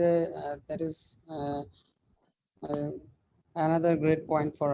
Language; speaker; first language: English; non-native, learner; Bangla